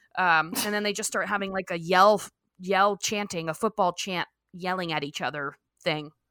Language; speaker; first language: English; native; English